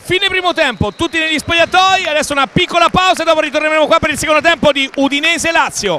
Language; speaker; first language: Italian; native; Italian